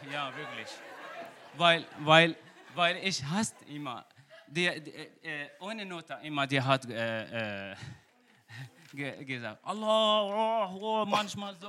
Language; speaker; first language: German; non-native, learner; Kurdish